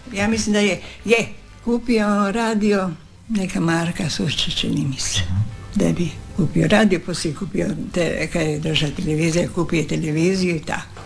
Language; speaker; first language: Croatian; native; Croatian